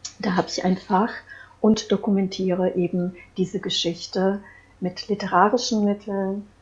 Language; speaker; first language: German; early bilingual, other home language; Croatian